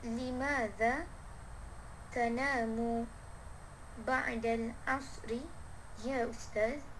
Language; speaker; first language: Arabic; non-native, learner; Malay